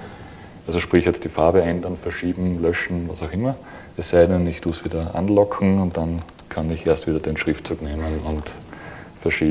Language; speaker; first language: German; native; German